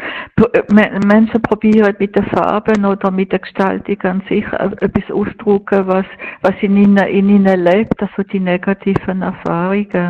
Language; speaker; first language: German; native; German